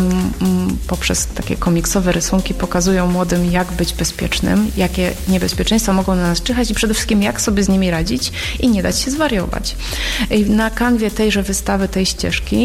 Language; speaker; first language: Polish; native; Polish